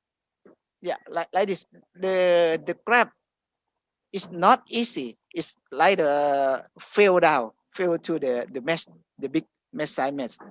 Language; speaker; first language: English; non-native, fluent; Thai